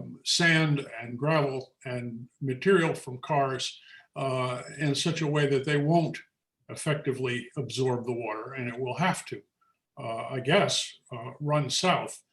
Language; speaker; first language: English; native; English